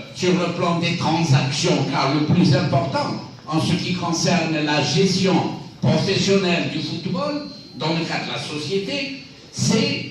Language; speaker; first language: French; non-native, local second language; Arabic